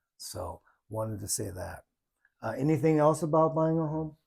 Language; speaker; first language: English; native; English